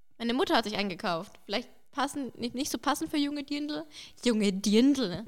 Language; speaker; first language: German; early bilingual, other home language; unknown